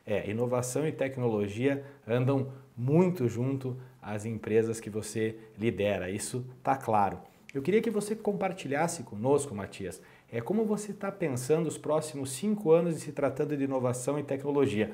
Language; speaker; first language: Portuguese; native; Portuguese